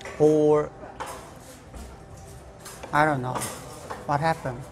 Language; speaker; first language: English; non-native, fluent; Korean